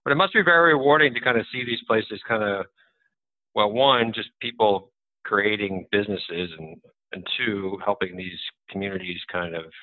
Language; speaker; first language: English; native; English